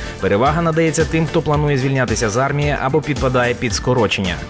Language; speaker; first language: Ukrainian; native; Ukrainian